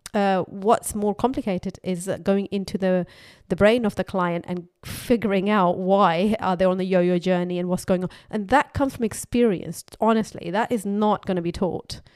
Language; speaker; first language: English; non-native, local second language; Urdu